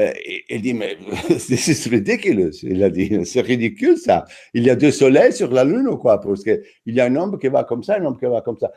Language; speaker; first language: French; non-native, fluent; Italian